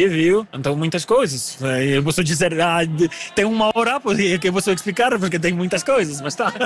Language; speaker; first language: Portuguese; non-native, fluent; French